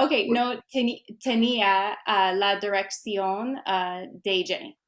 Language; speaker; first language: Spanish; non-native, learner; English